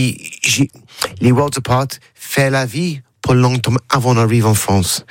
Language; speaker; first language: French; non-native, learner; English